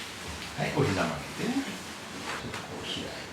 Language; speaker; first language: Japanese; native; Japanese